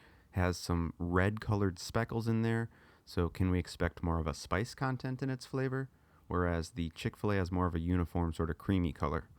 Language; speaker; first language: English; native; English